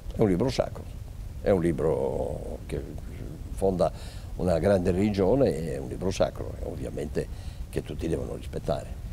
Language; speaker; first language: Italian; native; Italian